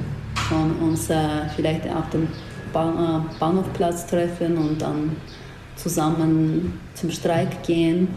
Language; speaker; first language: German; non-native, fluent; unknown